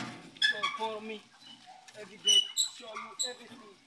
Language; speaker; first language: English; non-native, learner; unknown